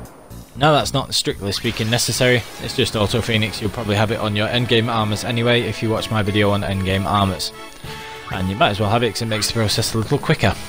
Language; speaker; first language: English; native; English